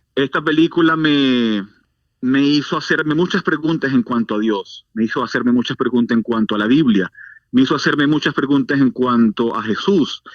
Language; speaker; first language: Spanish; native; Spanish